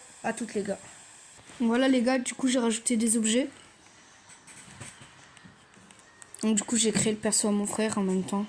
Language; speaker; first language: French; native; French